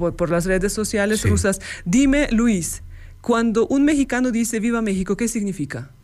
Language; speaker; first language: Spanish; non-native, fluent; Ukrainian